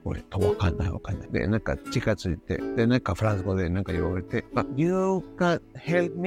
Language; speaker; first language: Japanese; non-native, learner; Spanish